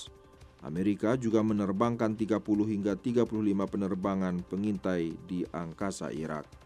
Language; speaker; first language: Indonesian; native; Indonesian